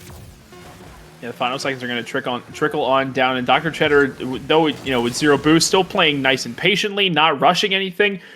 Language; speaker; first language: English; native; English